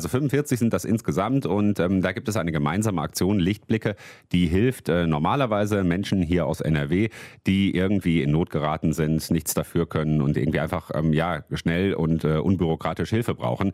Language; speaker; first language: German; native; German